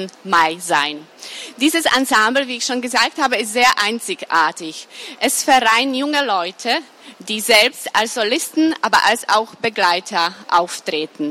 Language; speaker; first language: German; non-native, fluent; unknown